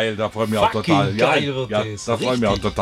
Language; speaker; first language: German; native; German